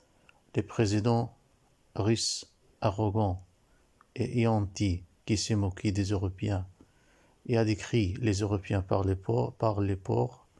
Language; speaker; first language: French; non-native, learner; Arabic